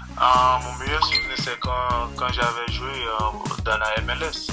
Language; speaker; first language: French; non-native, local second language; Haitian Creole